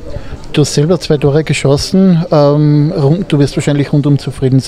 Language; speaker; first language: German; native; German